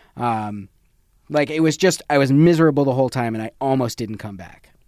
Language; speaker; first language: English; native; English